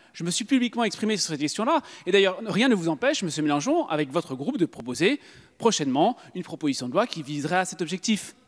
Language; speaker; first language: French; native; French